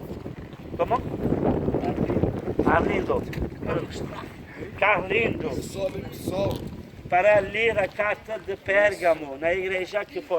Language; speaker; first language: Portuguese; non-native, fluent; Turkish